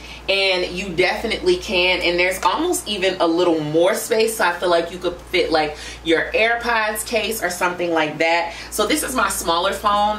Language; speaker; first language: English; native; English